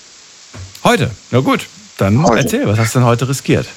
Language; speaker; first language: German; native; German